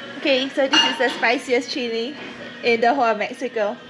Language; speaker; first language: English; non-native, fluent; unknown